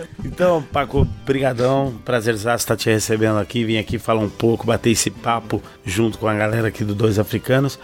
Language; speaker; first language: Portuguese; native; Portuguese